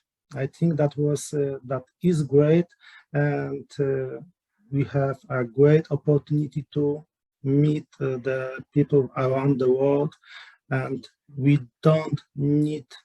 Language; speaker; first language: English; non-native, learner; Polish